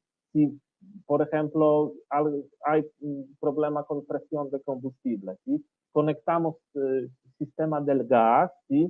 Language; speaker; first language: Spanish; non-native, learner; Polish